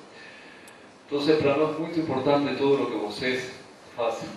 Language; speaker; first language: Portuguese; non-native, fluent; Spanish